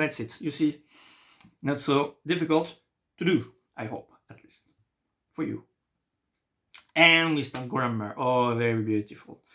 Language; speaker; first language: English; non-native, fluent; French